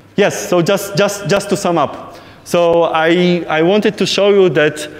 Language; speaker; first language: English; non-native, fluent; Polish